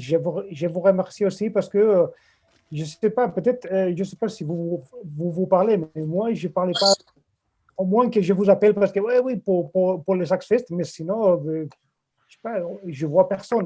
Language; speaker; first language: French; non-native, fluent; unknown